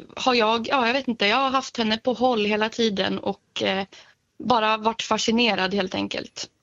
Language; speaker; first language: Swedish; native; Swedish